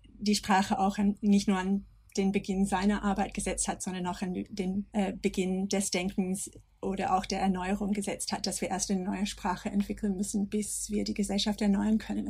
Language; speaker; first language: German; non-native, fluent; English